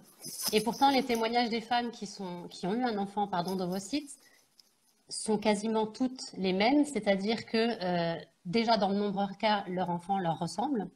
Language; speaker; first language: French; native; French